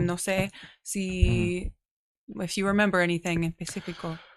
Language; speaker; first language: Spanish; non-native, learner; English